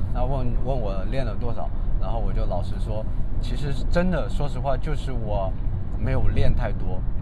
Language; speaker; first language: Chinese; native; Chinese